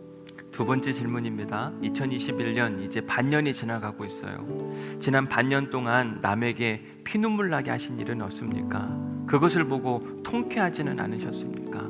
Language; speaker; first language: Korean; native; Korean